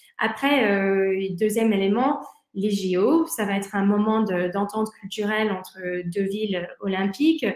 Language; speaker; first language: French; early bilingual, heritage; English